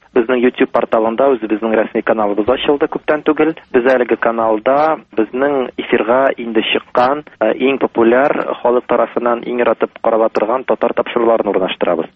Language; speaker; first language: Tatar; native; Tatar